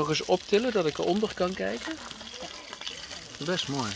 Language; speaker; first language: Dutch; native; Dutch